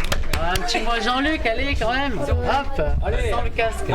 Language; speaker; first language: French; native; French